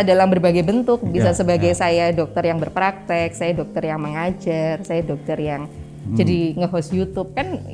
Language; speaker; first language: Indonesian; native; Indonesian